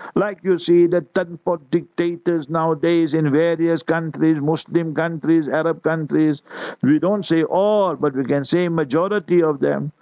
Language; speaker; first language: English; native; English